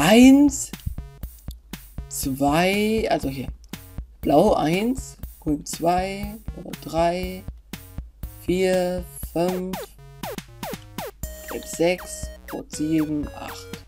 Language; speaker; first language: German; native; German